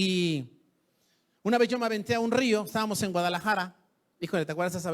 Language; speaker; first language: Spanish; native; Spanish